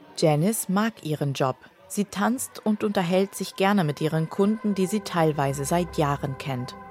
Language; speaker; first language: German; non-native, fluent; Spanish